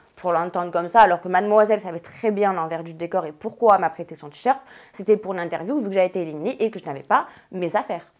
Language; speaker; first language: French; native; French